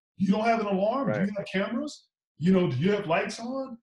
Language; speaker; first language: English; native; English